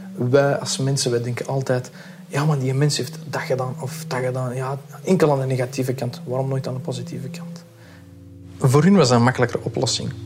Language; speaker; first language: Dutch; early bilingual, other home language; Pashto